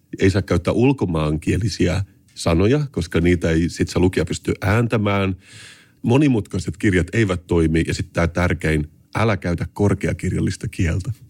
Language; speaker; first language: Finnish; native; Finnish